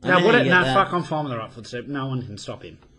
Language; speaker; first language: English; native; English